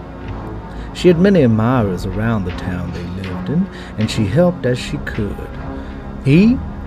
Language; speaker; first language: English; native; English